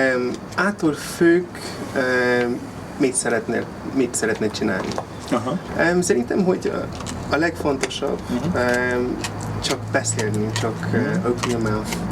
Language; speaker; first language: Hungarian; non-native, learner; English